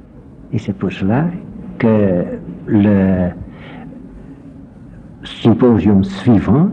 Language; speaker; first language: French; non-native, fluent; Dutch